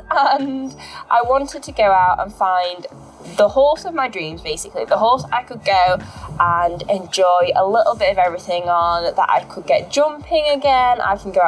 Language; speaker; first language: English; native; English